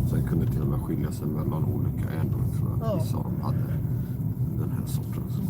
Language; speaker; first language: Swedish; non-native, fluent; English